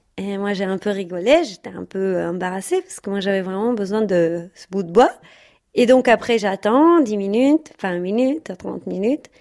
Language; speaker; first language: French; non-native, fluent; Italian